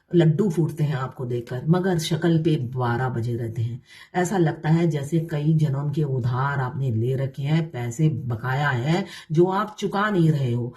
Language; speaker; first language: Hindi; non-native, local second language; Bangla